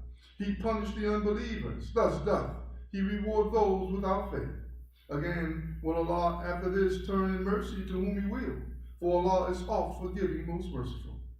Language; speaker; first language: English; native; English